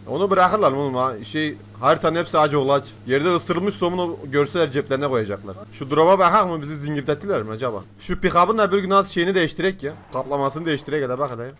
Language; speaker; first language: Turkish; native; Turkish